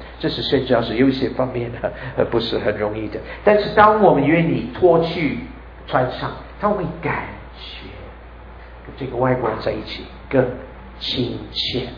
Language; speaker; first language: Chinese; non-native, fluent; English